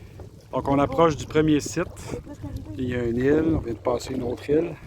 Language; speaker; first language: French; native; French